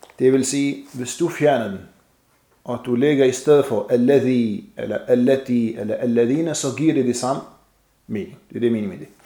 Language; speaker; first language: Danish; non-native, fluent; Arabic